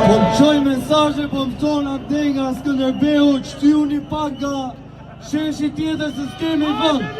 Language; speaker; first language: Albanian; native; Albanian